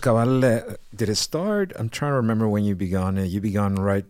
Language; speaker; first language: English; non-native, fluent; Spanish